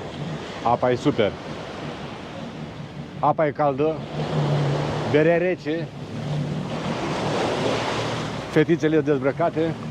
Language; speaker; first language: Romanian; native; Romanian